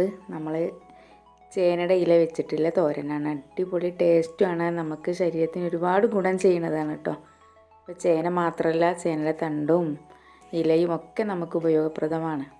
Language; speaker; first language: Malayalam; native; Malayalam